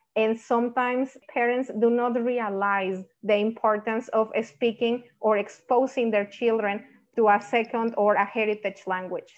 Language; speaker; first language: English; non-native, fluent; Spanish